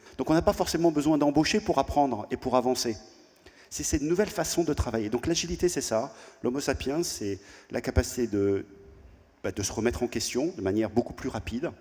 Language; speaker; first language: French; native; French